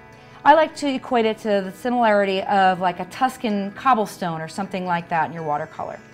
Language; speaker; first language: English; native; English